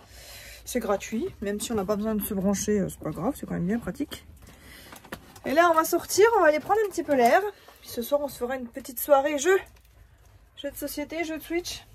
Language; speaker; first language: French; native; French